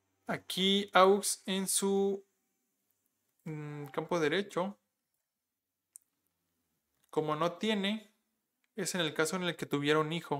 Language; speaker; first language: Spanish; native; Spanish